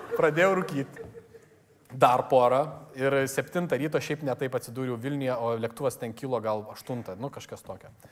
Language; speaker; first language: Lithuanian; native; Lithuanian